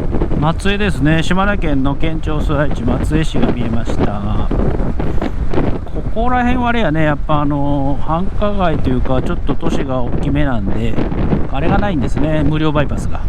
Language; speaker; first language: Japanese; native; Japanese